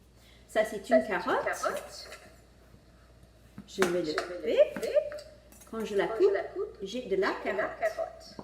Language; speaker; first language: French; non-native, fluent; English